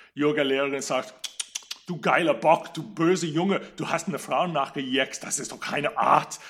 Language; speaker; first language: German; non-native, fluent; English